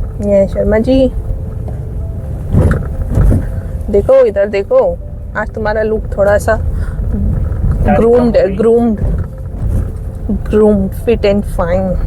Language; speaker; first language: Hindi; native; Hindi